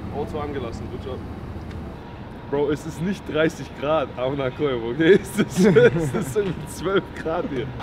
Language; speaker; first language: German; native; German